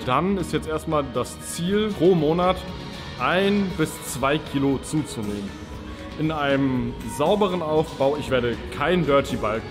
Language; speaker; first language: German; native; German